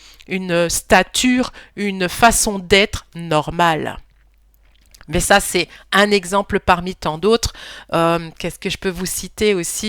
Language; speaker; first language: French; native; French